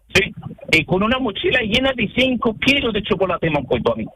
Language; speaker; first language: Spanish; non-native, fluent; Arabic